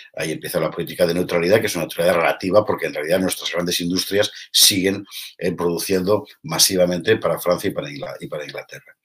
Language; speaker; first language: Spanish; native; Spanish